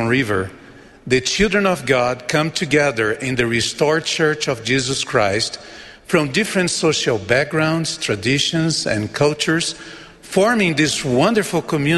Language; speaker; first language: English; non-native, fluent; Portuguese